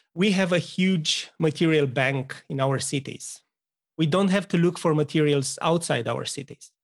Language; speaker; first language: English; non-native, fluent; Romanian